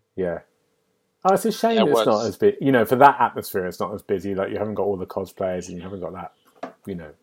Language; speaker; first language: English; native; English